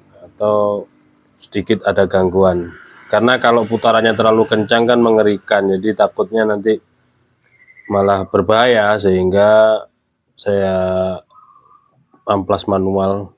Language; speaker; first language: Indonesian; native; Indonesian